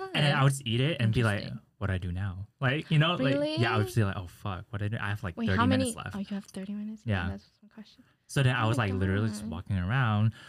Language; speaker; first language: English; early bilingual, other home language; Chinese